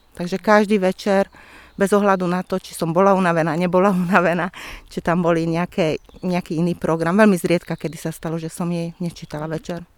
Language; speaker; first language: Slovak; non-native, local second language; Hungarian